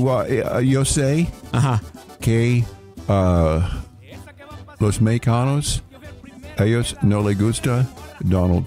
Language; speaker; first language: Spanish; non-native, learner; English